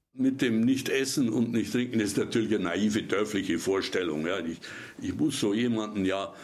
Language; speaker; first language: German; native; German